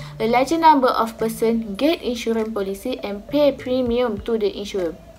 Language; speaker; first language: English; non-native, local second language; Malay